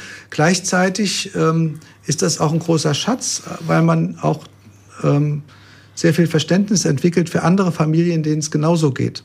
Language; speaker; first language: German; native; German